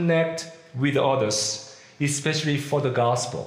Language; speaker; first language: English; non-native, fluent; Korean